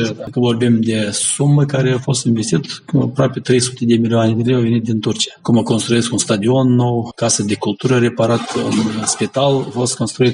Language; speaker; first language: Romanian; non-native, local second language; Gagauz